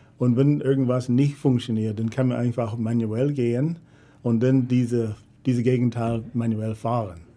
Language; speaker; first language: German; non-native, fluent; English